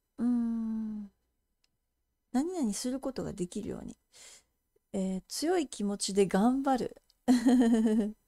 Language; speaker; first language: Japanese; native; Japanese